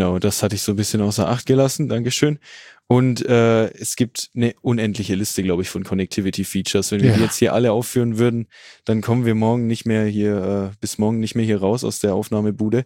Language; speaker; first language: German; native; German